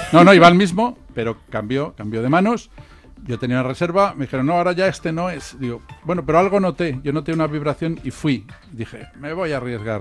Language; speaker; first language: Spanish; native; Spanish